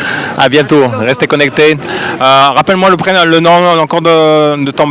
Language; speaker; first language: French; native; French